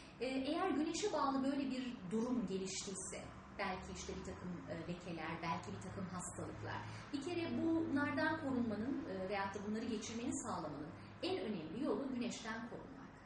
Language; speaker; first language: Turkish; native; Turkish